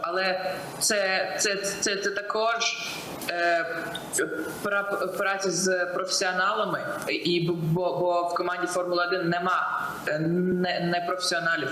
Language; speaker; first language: Ukrainian; non-native, local second language; Russian